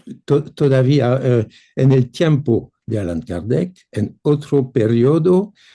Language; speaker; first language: Spanish; non-native, fluent; French